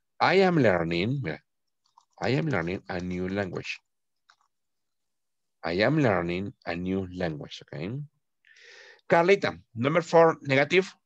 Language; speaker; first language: English; non-native, fluent; Spanish